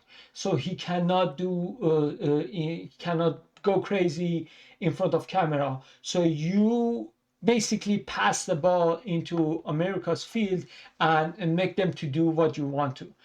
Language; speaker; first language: English; non-native, fluent; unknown